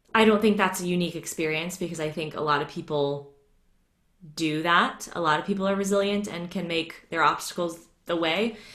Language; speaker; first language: English; native; English